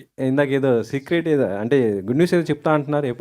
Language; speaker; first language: Telugu; native; Telugu